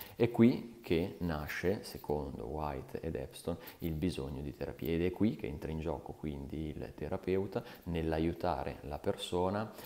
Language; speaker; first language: Italian; native; Italian